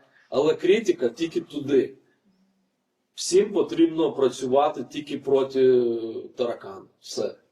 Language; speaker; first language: Ukrainian; non-native, fluent; Lithuanian